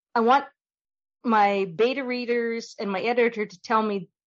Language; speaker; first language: English; native; English